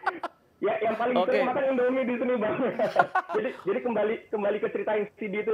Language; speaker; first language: Indonesian; native; Indonesian